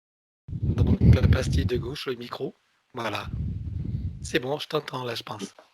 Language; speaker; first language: French; native; French